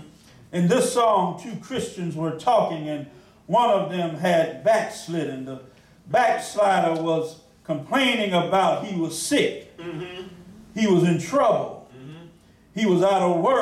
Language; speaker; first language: English; native; English